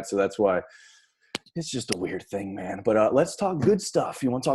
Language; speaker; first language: English; native; English